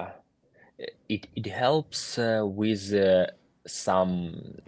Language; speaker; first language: English; non-native, fluent; Ukrainian